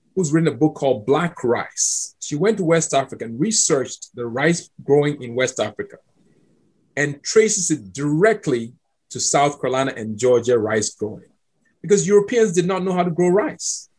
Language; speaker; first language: English; non-native, local second language; Akan